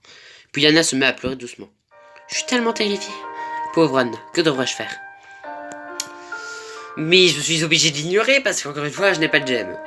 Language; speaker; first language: French; native; French